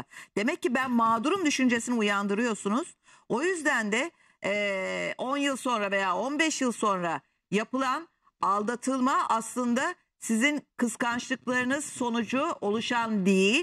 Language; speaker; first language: Turkish; native; Turkish